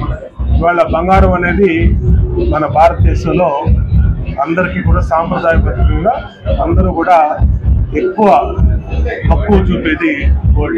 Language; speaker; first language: Telugu; native; Telugu